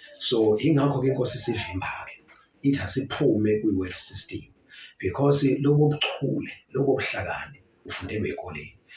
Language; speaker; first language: Zulu; native; Zulu